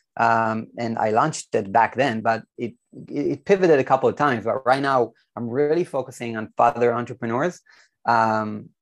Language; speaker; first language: English; non-native, fluent; Hebrew